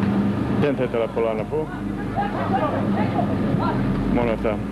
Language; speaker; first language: Greek; non-native, learner; Serbian